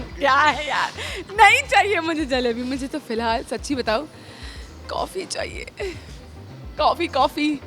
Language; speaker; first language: Hindi; non-native, local second language; Bangla